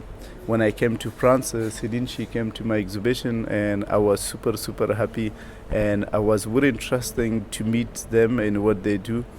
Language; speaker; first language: English; non-native, learner; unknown